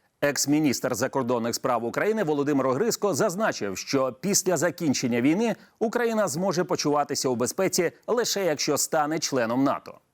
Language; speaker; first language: Ukrainian; native; Ukrainian